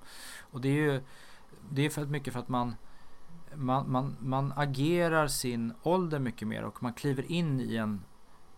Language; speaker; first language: Swedish; native; Swedish